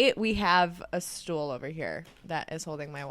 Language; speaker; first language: English; native; English